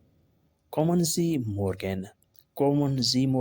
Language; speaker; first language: German; non-native, fluent; Urdu